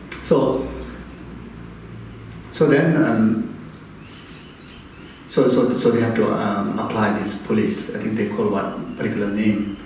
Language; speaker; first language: English; non-native, fluent; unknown